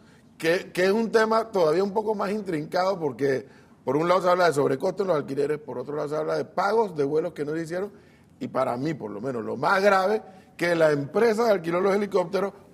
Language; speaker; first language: Spanish; native; Spanish